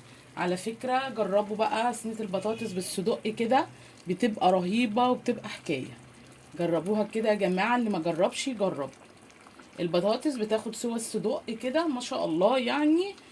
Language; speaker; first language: Arabic; native; Arabic